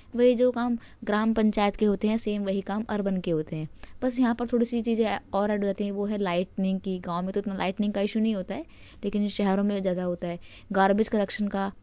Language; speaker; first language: Hindi; native; Hindi